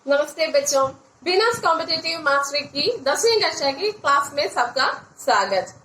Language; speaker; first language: Hindi; non-native, local second language; Malayalam